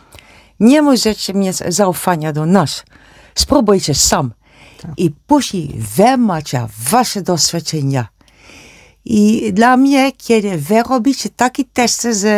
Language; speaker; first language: Polish; non-native, learner; Dutch